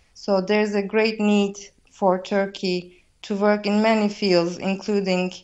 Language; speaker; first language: English; non-native, fluent; Turkish